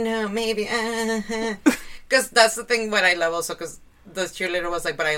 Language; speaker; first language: English; non-native, fluent; Spanish